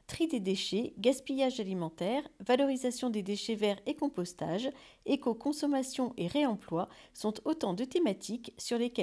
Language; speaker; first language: French; native; French